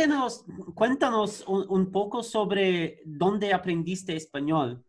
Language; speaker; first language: Spanish; non-native, learner; Portuguese